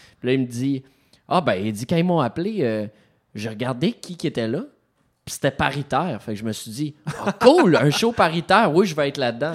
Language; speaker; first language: French; native; French